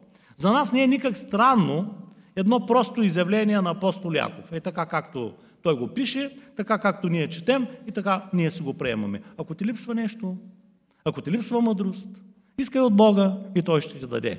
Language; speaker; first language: Bulgarian; native; Bulgarian